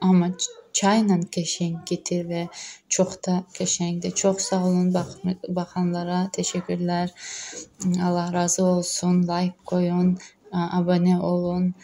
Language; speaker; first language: Turkish; non-native, learner; Azerbaijani